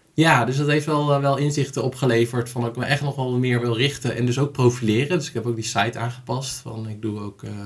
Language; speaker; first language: Dutch; native; Dutch